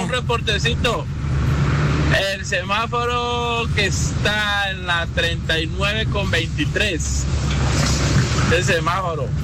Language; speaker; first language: Spanish; native; Spanish